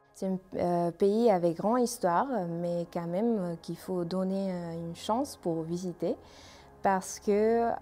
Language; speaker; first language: French; non-native, learner; Armenian